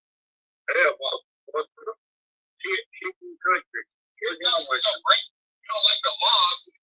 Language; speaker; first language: English; native; English